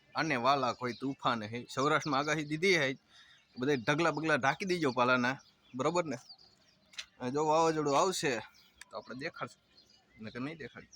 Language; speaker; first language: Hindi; non-native, local second language; Gujarati